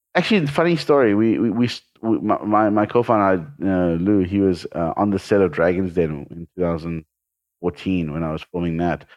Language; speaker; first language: English; native; English